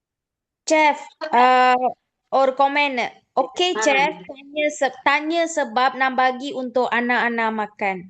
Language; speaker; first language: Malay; non-native, local second language; Tamil